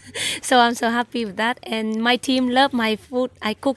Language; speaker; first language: English; non-native, learner; Vietnamese